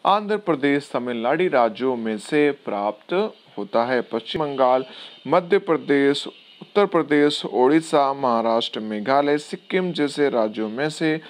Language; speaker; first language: Hindi; non-native, local second language; Gujarati